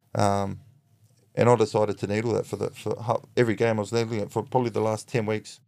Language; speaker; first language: English; native; English